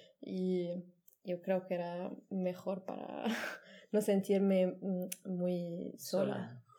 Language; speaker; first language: Spanish; non-native, learner; Arabic